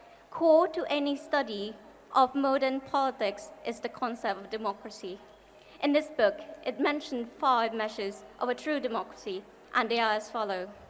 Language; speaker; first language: English; non-native, fluent; Thai